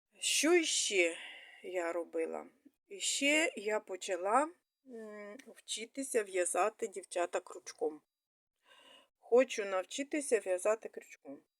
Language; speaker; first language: Ukrainian; non-native, local second language; Russian